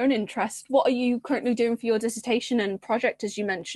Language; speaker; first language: English; native; English